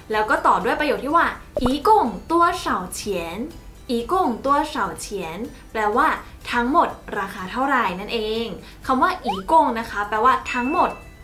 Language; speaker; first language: Thai; native; Thai